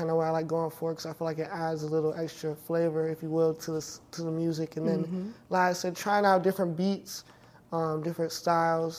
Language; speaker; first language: English; native; English